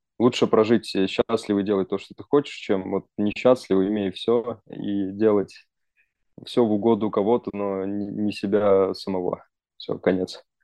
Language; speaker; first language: Russian; early bilingual, other home language; Armenian